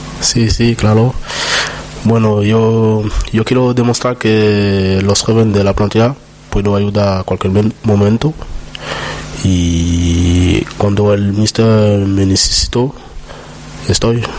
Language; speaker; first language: Spanish; non-native, learner; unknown